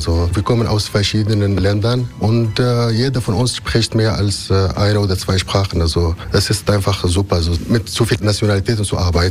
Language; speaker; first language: German; non-native, fluent; Arabic